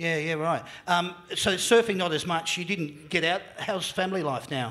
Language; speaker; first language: English; native; English